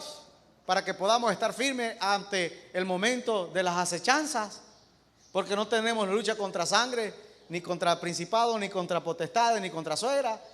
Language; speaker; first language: Spanish; native; Spanish